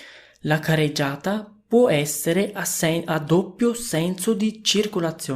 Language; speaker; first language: Italian; non-native, fluent; Urdu